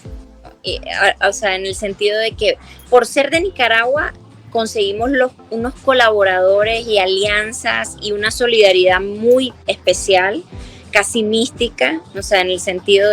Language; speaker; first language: Spanish; native; Spanish